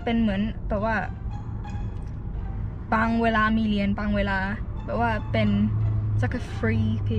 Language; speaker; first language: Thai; early bilingual, heritage; Thai